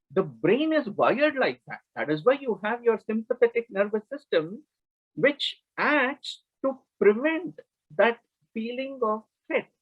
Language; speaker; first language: English; non-native, local second language; Kannada